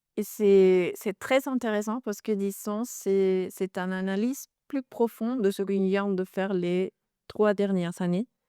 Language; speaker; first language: French; non-native, fluent; Spanish